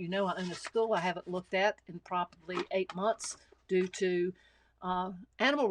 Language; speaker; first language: English; native; English